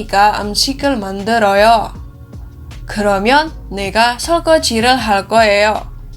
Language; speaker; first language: Korean; non-native, learner; Indonesian